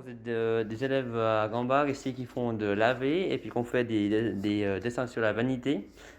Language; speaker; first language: French; native; French